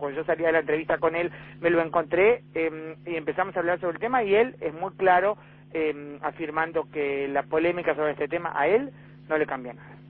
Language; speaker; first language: Spanish; native; Spanish